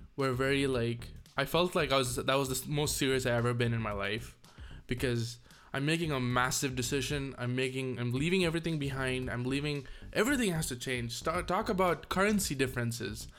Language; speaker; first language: English; non-native, local second language; Tamil